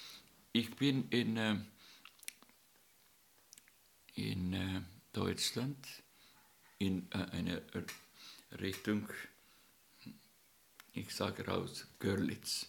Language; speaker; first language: German; non-native, learner; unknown